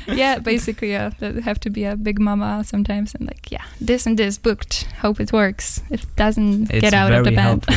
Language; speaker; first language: English; non-native, fluent; Polish